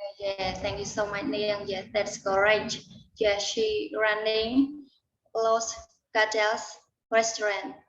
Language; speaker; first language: English; non-native, learner; Khmer